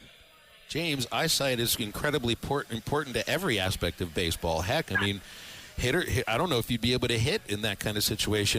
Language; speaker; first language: English; native; English